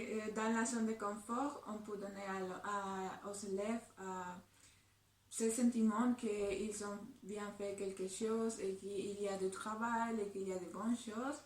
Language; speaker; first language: French; non-native, fluent; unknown